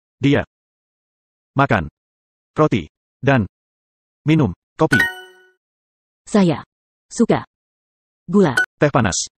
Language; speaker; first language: Indonesian; non-native, learner; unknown